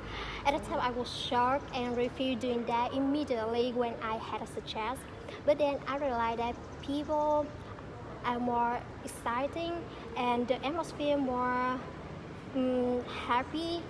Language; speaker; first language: English; non-native, fluent; Vietnamese